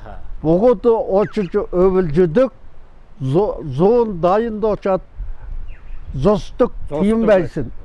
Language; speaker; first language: Mongolian; non-native, local second language; Kazakh